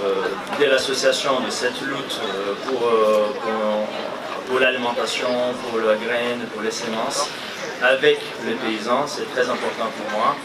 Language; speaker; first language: French; non-native, fluent; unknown